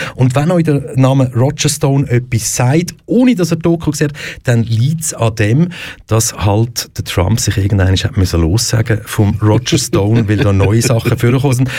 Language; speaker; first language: German; native; German